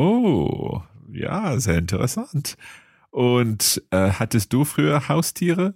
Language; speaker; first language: German; non-native, learner; English